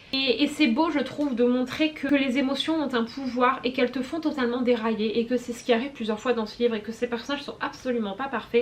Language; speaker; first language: French; native; French